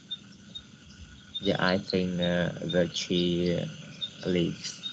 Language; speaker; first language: English; non-native, learner; Vietnamese